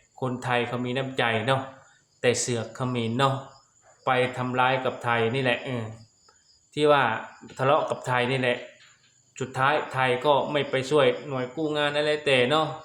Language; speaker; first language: Thai; non-native, local second language; Lao